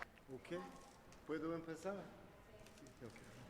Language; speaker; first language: Spanish; non-native, learner; English